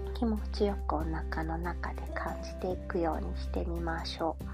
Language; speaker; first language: Japanese; native; Japanese